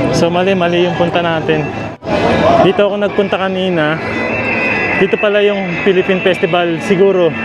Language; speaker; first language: Filipino; native; Filipino